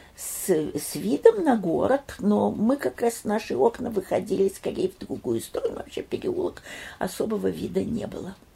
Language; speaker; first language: Russian; early bilingual, heritage; Russian